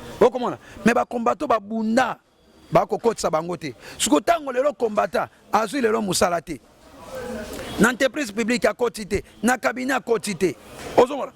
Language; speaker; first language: Lingala; native; Lingala